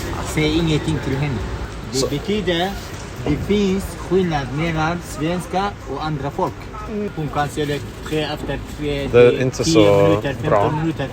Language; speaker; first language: Swedish; non-native, learner; Kurdish